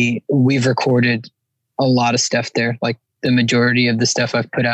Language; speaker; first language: English; native; English